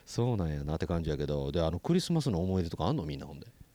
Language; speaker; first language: Japanese; native; Japanese